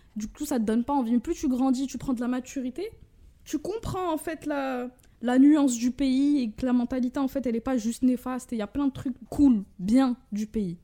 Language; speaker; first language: French; early bilingual, other home language; Arabic